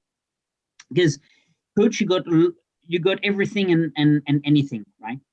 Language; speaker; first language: English; non-native, fluent; French